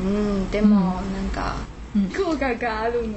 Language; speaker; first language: Japanese; non-native, learner; Chinese